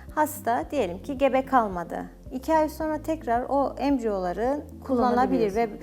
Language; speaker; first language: Turkish; native; Turkish